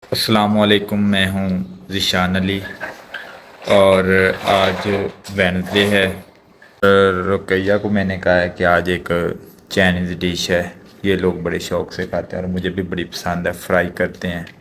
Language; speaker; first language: Hindi; non-native, local second language; Punjabi